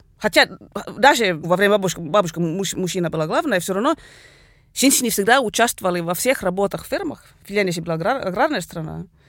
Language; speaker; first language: Russian; non-native, fluent; Swedish